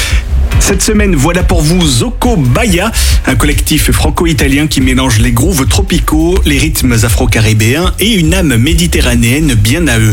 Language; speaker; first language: French; native; French